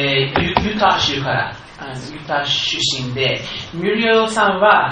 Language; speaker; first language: Japanese; non-native, fluent; English